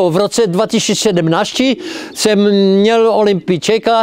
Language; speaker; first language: Polish; non-native, learner; Czech